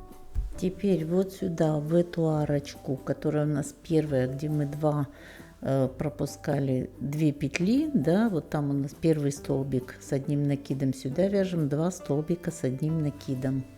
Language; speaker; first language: Russian; native; Russian